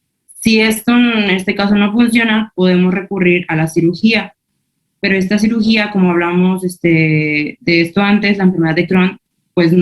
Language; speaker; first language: Spanish; native; Spanish